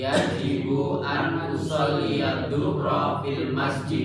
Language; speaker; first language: Arabic; non-native, learner; Indonesian